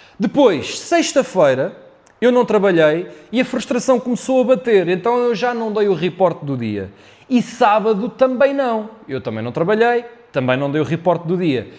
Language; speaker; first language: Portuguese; native; Portuguese